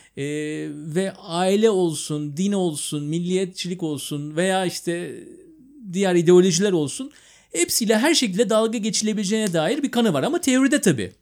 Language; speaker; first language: Turkish; native; Turkish